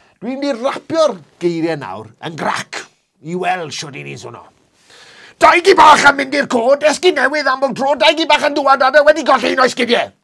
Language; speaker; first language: Welsh; native; Welsh